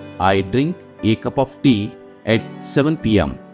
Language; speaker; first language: English; non-native, local second language; Telugu